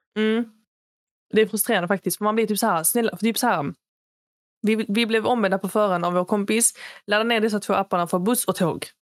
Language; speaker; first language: Swedish; early bilingual, other home language; Arabic